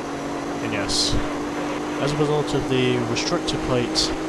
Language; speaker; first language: English; native; English